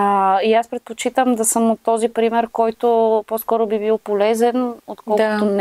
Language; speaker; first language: Bulgarian; native; Bulgarian